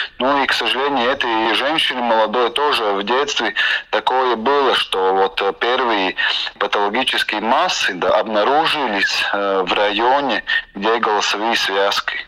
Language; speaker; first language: Russian; non-native, local second language; Latvian